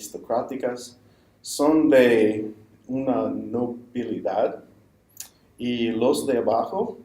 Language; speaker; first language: Spanish; non-native, fluent; English